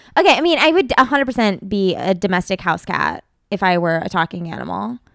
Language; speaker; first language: English; native; English